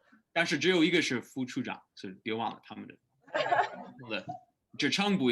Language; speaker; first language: Chinese; non-native, fluent; English